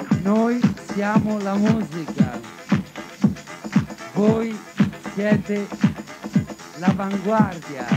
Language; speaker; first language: Italian; non-native, fluent; Spanish